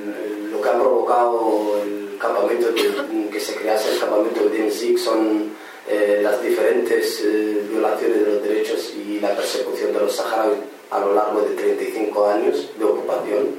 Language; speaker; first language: Spanish; non-native, fluent; Arabic